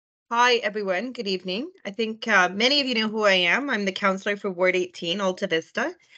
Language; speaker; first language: English; native; English